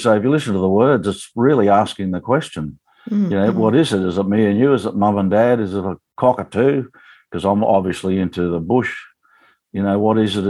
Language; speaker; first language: English; native; English